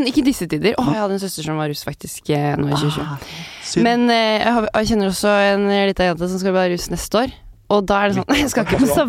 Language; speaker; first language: Norwegian; native; Norwegian